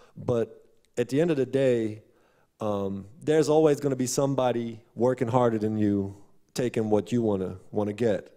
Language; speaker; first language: English; non-native, fluent; Dutch